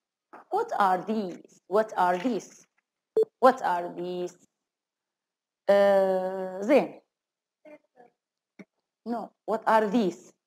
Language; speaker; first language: English; non-native, fluent; Arabic